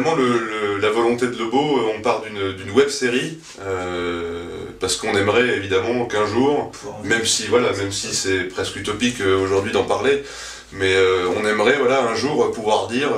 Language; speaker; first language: French; native; French